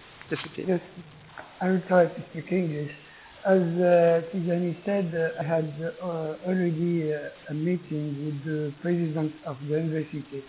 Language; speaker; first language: English; non-native, learner; Arabic